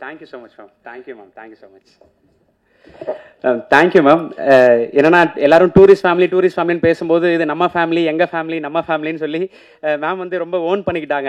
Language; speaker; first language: Tamil; native; Tamil